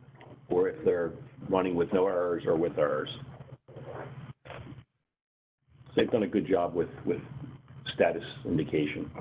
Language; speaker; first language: English; native; English